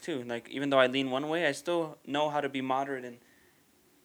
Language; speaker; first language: English; early bilingual, other home language; Spanish